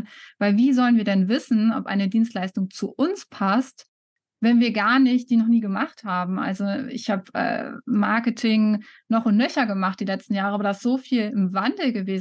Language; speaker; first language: German; native; German